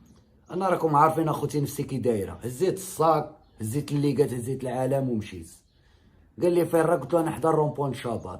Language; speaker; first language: Arabic; native; Arabic